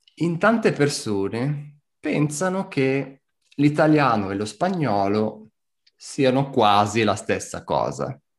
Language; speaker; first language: Italian; native; Italian